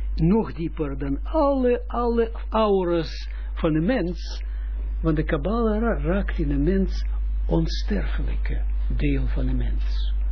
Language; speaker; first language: Dutch; non-native, fluent; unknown